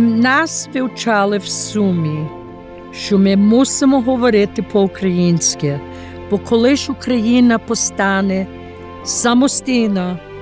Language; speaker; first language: Ukrainian; early bilingual, heritage; Ukrainian